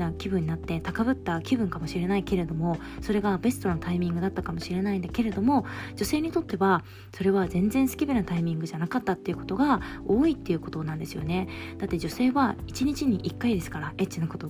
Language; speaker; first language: Japanese; native; Japanese